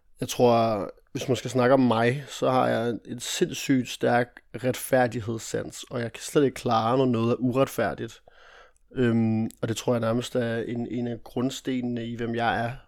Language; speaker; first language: Danish; early bilingual, other home language; Italian